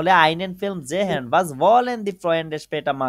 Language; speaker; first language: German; non-native, fluent; Bangla